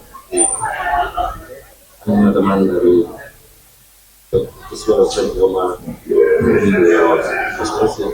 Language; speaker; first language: Spanish; non-native, learner; English